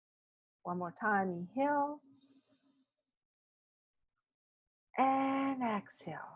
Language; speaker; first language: English; non-native, fluent; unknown